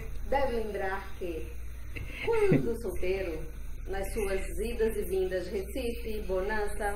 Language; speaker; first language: Portuguese; native; Portuguese